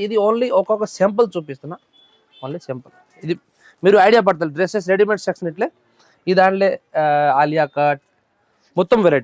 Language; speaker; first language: Telugu; non-native, local second language; Hindi